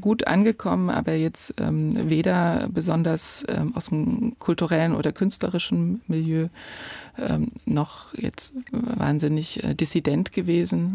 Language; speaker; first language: German; native; German